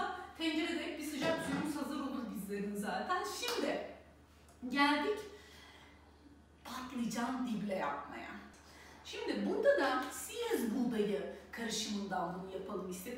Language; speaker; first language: Turkish; native; Turkish